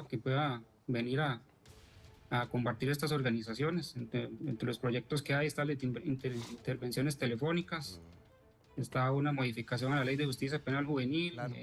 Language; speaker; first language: Spanish; native; Spanish